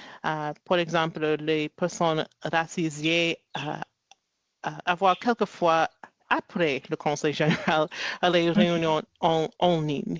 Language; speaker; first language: French; non-native, learner; English